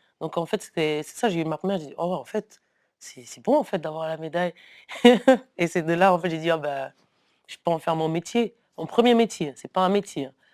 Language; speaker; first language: French; early bilingual, other home language; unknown